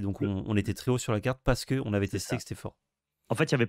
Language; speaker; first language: French; native; French